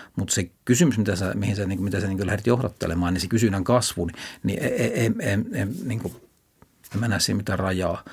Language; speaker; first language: Finnish; native; Finnish